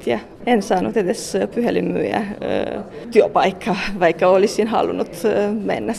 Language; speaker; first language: Finnish; non-native, fluent; Romanian